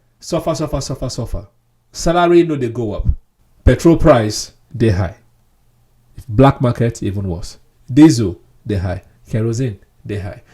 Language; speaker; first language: Nigerian Pidgin; non-native, local second language; Yoruba